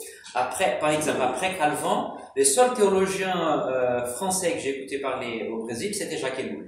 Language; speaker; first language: French; non-native, fluent; Portuguese